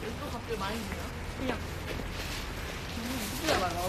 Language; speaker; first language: Korean; native; Korean